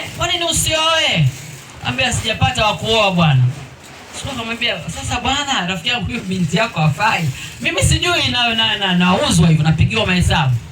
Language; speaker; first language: Swahili; native; Swahili